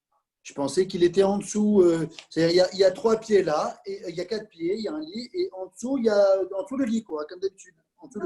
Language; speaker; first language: French; native; French